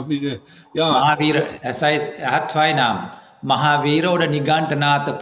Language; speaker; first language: German; non-native, learner; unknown